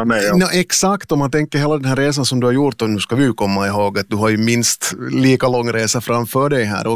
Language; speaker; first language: Swedish; native; Swedish